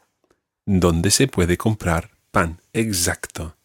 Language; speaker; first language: Spanish; non-native, fluent; English